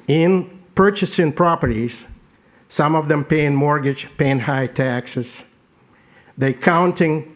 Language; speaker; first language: English; non-native, fluent; Ukrainian